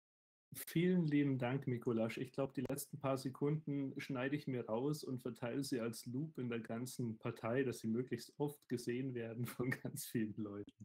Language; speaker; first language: German; native; German